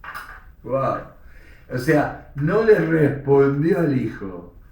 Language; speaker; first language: Spanish; native; Spanish